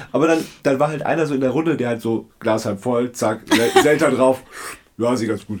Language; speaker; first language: German; native; German